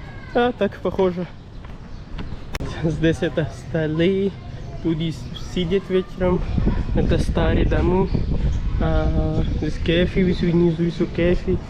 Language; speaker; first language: Russian; non-native, learner; Pashto